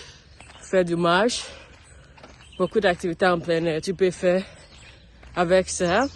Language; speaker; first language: French; non-native, learner; English